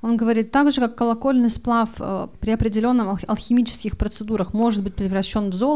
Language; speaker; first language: Russian; native; Russian